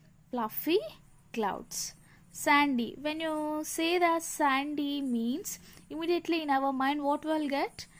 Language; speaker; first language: English; non-native, local second language; Telugu